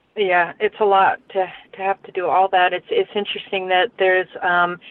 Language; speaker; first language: English; native; English